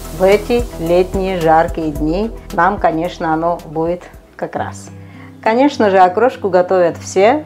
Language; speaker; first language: Russian; non-native, local second language; Georgian